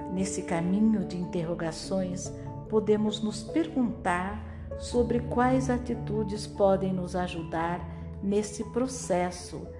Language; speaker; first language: Portuguese; non-native, fluent; French